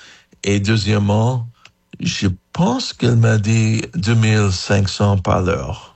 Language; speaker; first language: French; non-native, learner; English